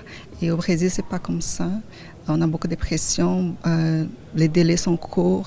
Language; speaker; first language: French; non-native, fluent; Portuguese